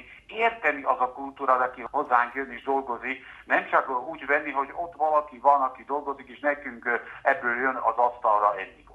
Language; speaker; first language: Hungarian; early bilingual, heritage; Hungarian